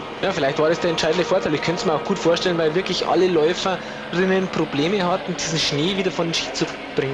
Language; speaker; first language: German; native; German